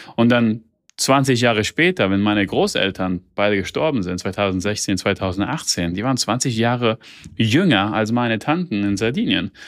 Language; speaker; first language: German; early bilingual, heritage; Italian